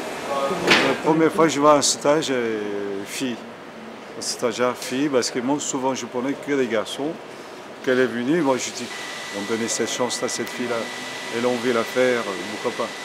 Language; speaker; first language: French; native; French